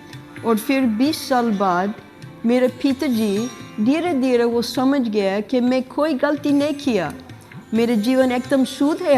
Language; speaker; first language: Hindi; non-native, learner; English